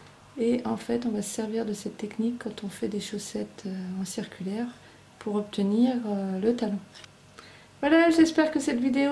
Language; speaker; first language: French; native; French